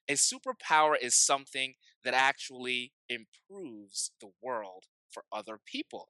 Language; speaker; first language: English; non-native, local second language; Yoruba